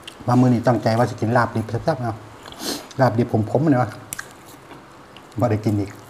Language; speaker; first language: Thai; non-native, local second language; Northeastern Thai